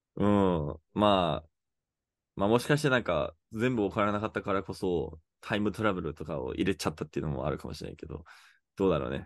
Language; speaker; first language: Japanese; non-native, fluent; English